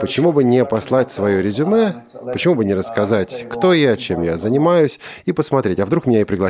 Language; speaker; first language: Russian; non-native, fluent; German